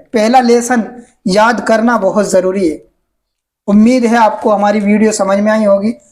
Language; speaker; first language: Hindi; native; Hindi